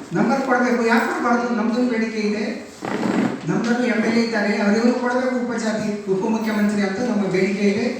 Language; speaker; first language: Kannada; non-native, local second language; Lambadi